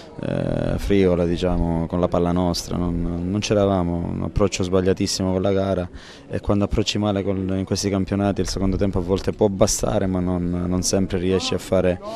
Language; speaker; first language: Italian; native; Italian